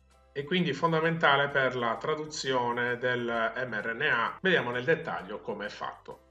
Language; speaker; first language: Italian; native; Italian